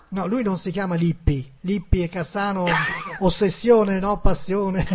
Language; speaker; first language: Italian; native; Italian